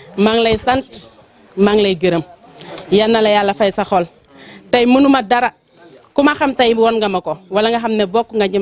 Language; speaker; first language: Wolof; non-native, local second language; Fula